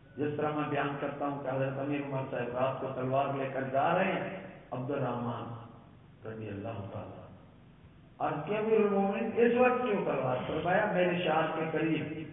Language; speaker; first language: Urdu; non-native, local second language; Punjabi